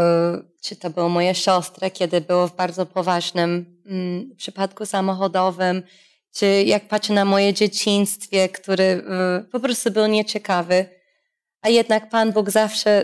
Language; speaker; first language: Polish; non-native, fluent; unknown